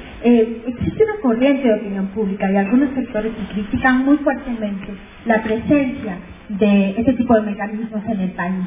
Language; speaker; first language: Spanish; native; Spanish